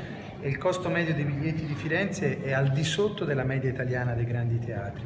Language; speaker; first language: Italian; native; Italian